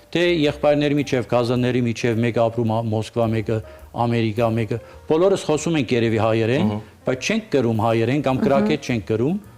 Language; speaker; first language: Armenian; early bilingual, heritage; Armenian